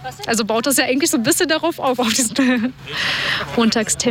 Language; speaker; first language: German; native; German